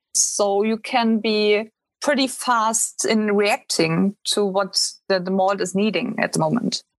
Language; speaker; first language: English; non-native, fluent; German